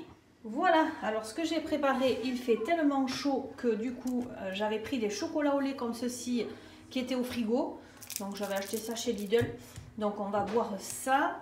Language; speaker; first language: French; native; French